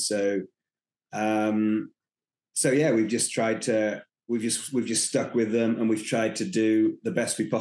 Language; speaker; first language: English; native; English